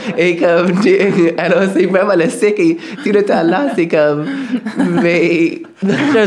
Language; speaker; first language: French; non-native, fluent; English